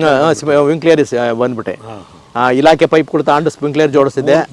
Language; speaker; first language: Kannada; native; Kannada